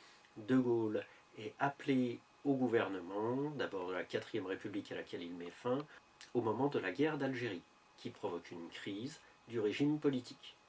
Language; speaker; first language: French; native; French